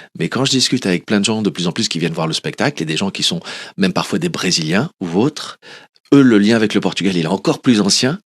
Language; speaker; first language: French; early bilingual, other home language; Portuguese